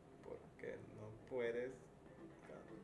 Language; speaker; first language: Spanish; non-native, learner; English